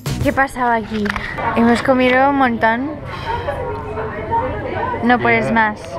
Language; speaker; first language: Spanish; non-native, fluent; English